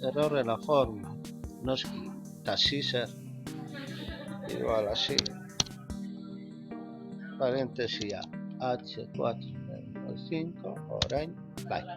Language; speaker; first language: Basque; native; Basque